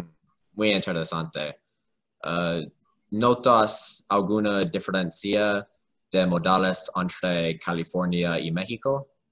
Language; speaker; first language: Spanish; non-native, learner; English